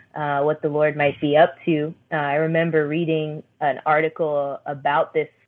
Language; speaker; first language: English; native; English